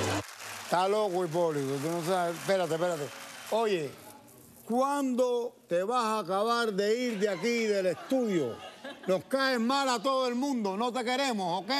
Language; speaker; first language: Spanish; native; Spanish